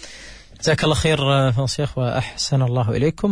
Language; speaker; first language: Arabic; native; Arabic